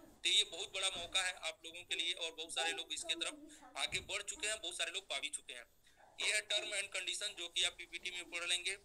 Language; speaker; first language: Hindi; native; Hindi